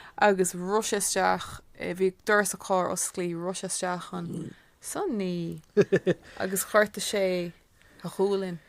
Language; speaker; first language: Irish; non-native, local second language; English